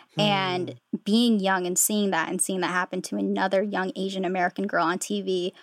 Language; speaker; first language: English; native; English